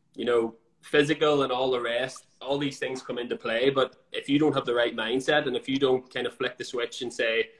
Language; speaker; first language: English; native; English